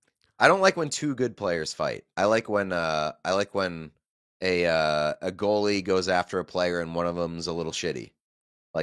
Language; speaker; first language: English; native; English